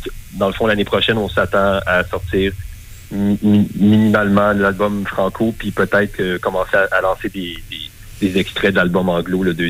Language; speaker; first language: French; native; French